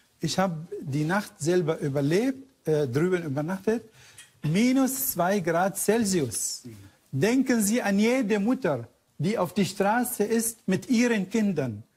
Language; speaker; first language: German; non-native, fluent; Arabic